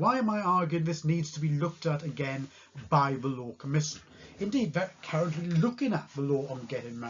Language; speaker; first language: English; native; English